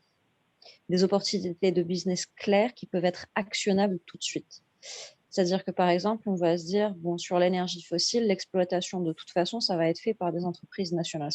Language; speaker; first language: French; non-native, local second language; Arabic